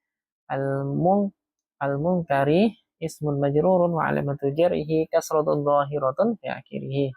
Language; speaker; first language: Arabic; non-native, fluent; Indonesian